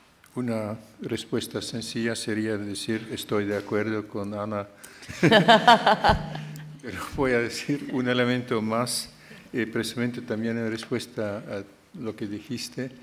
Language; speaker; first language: Spanish; non-native, fluent; Dutch